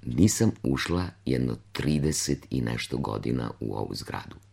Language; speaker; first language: Serbian; native; Serbian